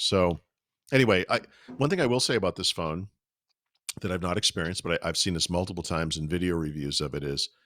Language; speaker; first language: English; native; English